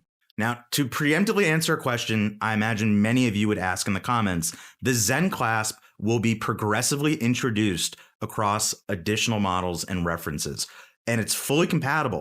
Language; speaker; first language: English; native; English